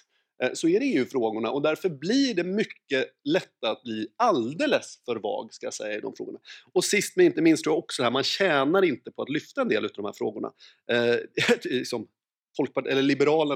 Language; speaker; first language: Swedish; native; Swedish